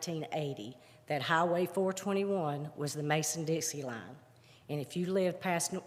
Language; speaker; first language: English; native; English